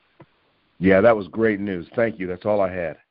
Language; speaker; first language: English; native; English